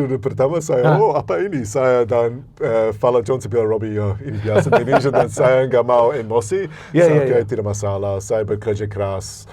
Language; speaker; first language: Indonesian; non-native, fluent; English